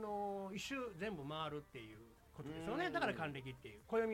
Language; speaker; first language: Japanese; native; Japanese